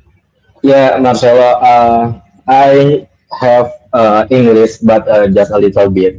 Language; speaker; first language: English; non-native, learner; Indonesian